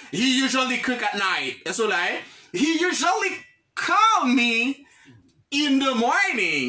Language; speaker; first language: English; non-native, fluent; Haitian Creole